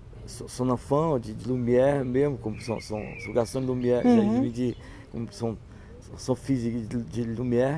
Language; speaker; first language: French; non-native, learner; Portuguese